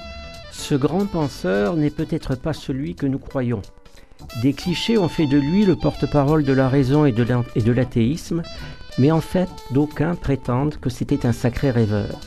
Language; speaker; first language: French; native; French